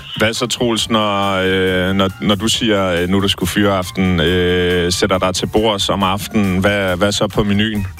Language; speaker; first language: Danish; native; Danish